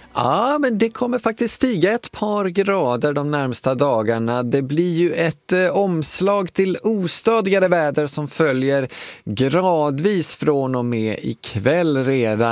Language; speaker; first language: Swedish; native; Swedish